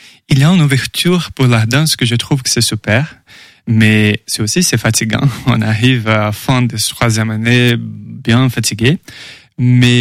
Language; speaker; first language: French; non-native, fluent; Portuguese